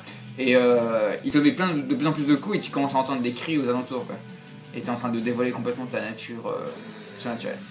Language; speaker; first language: French; native; French